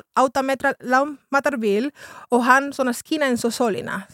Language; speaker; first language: Icelandic; non-native, fluent; Spanish